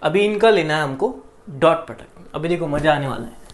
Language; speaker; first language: Hindi; non-native, local second language; Marathi